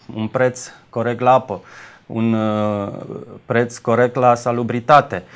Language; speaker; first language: Romanian; native; Romanian